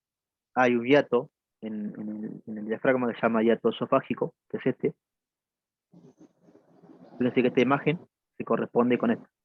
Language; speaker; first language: Spanish; native; Spanish